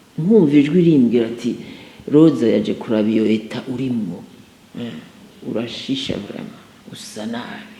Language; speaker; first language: Rundi; native; Rundi